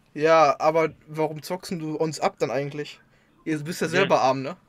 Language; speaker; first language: German; native; German